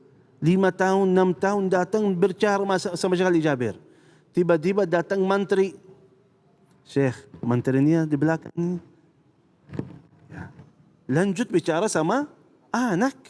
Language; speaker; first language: Indonesian; non-native, fluent; Arabic